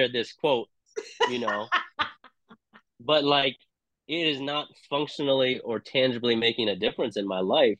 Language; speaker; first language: English; non-native, local second language; Cantonese